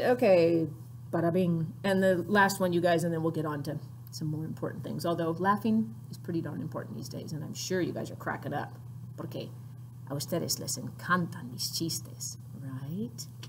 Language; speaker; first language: English; native; English